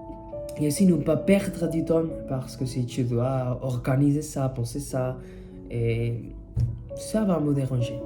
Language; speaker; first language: French; non-native, fluent; Spanish